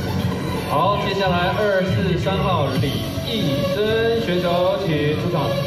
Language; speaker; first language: Chinese; native; Chinese